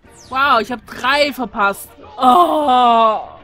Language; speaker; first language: German; native; German